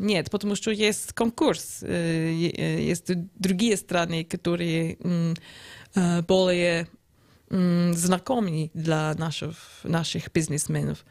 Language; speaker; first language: Russian; non-native, learner; English